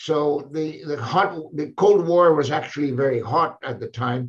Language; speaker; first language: English; non-native, fluent; Spanish